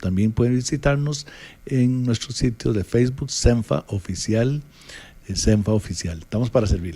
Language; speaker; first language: Spanish; native; Spanish